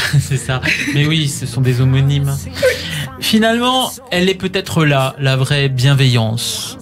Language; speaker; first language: French; native; French